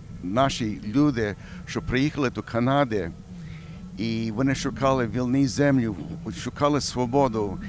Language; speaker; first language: Ukrainian; early bilingual, heritage; Ukrainian